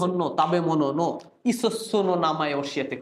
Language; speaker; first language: Japanese; non-native, fluent; Bangla